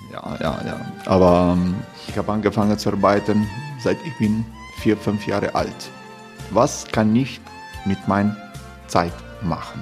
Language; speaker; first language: German; non-native, learner; Croatian